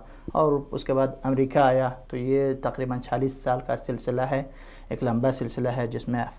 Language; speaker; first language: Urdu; non-native, fluent; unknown